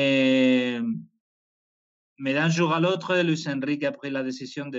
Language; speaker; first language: French; non-native, fluent; Spanish